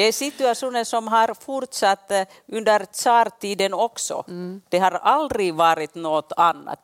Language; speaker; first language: Swedish; non-native, local second language; Finnish